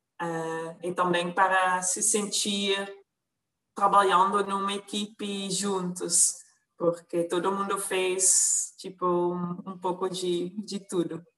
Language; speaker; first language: Portuguese; non-native, fluent; Dutch